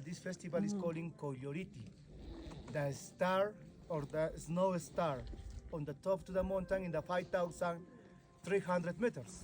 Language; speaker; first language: English; non-native, learner; Spanish